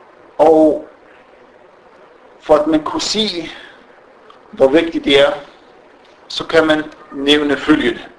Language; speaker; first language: Danish; non-native, fluent; Arabic